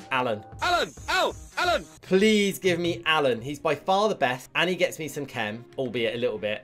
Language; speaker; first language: English; native; English